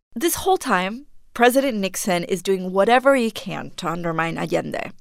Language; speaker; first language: English; non-native, fluent; Spanish